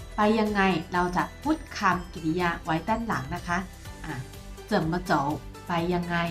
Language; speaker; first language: Thai; non-native, fluent; Chinese